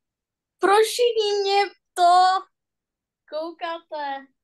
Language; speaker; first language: Czech; non-native, learner; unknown